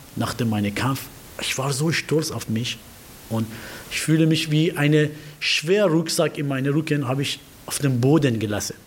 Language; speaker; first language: German; non-native, learner; Persian